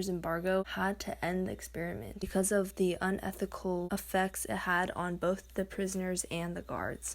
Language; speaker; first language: English; native; English